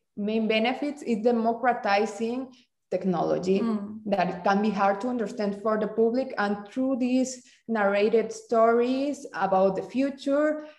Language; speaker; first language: English; non-native, fluent; Spanish